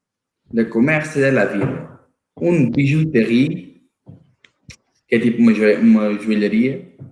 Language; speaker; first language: French; non-native, learner; Portuguese